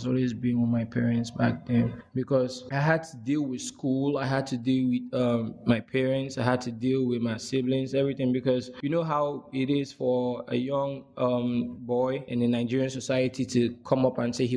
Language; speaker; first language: English; non-native, local second language; Igbo